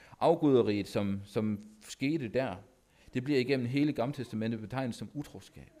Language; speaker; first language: Danish; native; Danish